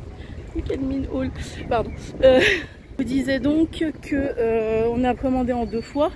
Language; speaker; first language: French; native; French